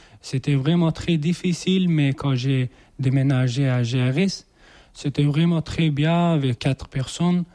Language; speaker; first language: French; non-native, learner; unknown